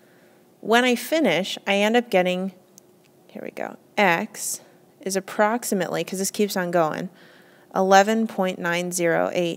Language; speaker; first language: English; native; English